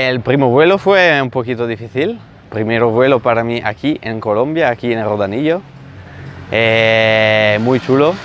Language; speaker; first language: Spanish; non-native, learner; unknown